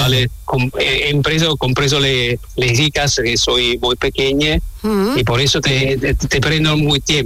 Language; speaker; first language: Spanish; non-native, learner; Italian